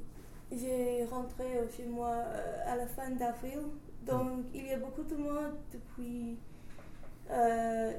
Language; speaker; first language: French; non-native, learner; English